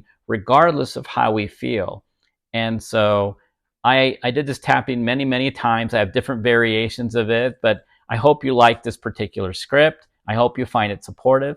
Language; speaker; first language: English; native; English